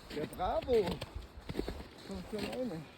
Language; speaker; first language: German; native; German